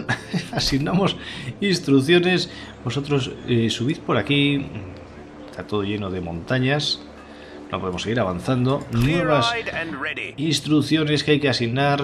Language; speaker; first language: Spanish; native; Spanish